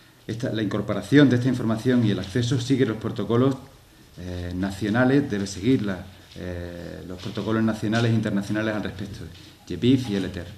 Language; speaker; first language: Spanish; native; Spanish